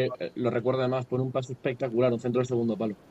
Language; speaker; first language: Spanish; native; Spanish